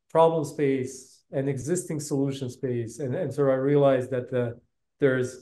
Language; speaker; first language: English; non-native, fluent; Bosnian